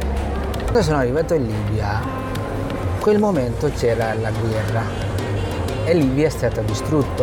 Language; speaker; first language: Italian; non-native, fluent; Bangla